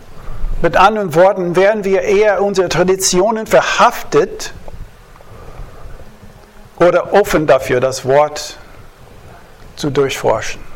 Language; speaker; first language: German; non-native, fluent; English